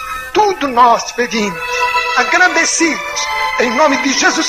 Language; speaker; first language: Portuguese; native; Portuguese